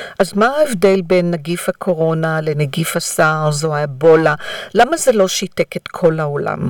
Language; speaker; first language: Hebrew; native; Hebrew